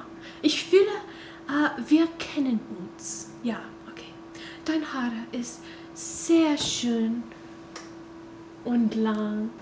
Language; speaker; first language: German; non-native, learner; English